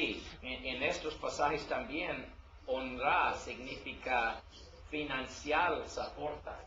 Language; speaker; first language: Spanish; non-native, learner; English